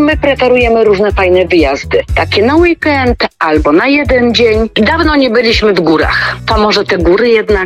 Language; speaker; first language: Polish; native; Polish